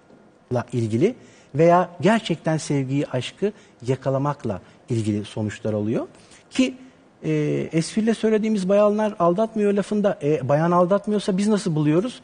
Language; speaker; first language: Turkish; native; Turkish